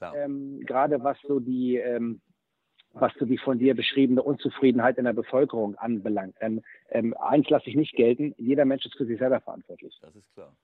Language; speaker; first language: German; native; German